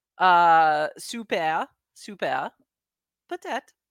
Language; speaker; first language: French; non-native, learner; English